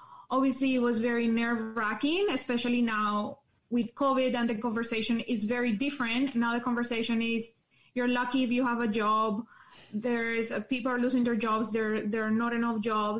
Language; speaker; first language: English; non-native, fluent; Spanish